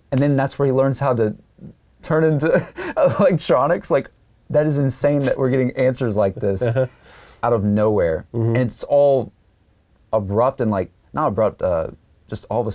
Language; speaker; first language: English; native; English